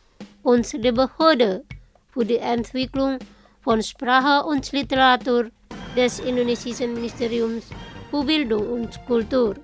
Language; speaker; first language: German; non-native, fluent; Indonesian